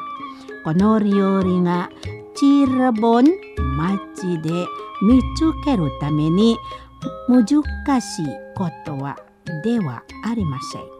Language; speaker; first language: Japanese; non-native, learner; Indonesian